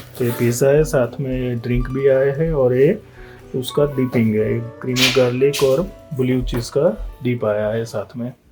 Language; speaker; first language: Hindi; non-native, local second language; Gujarati